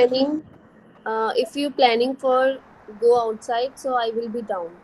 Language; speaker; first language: English; non-native, learner; Hindi